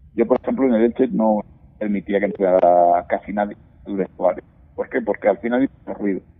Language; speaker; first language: Spanish; native; Spanish